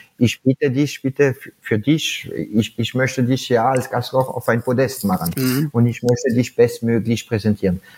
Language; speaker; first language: German; non-native, fluent; French